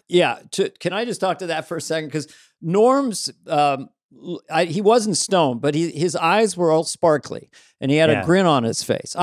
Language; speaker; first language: English; native; English